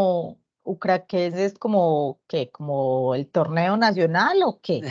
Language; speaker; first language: Portuguese; non-native, learner; Spanish